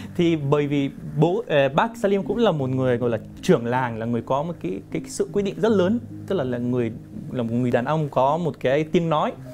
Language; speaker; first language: Vietnamese; non-native, fluent; Arabic